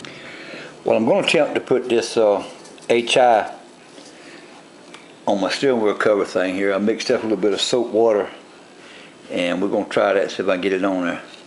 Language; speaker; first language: English; native; English